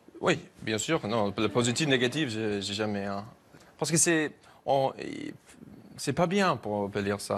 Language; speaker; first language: French; non-native, learner; English